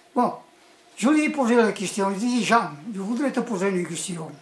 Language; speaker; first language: French; early bilingual, other home language; Spanish